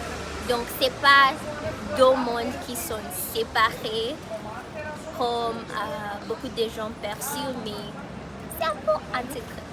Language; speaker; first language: French; non-native, fluent; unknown